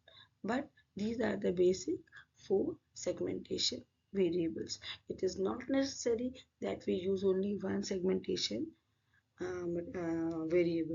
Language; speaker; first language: English; non-native, local second language; Hindi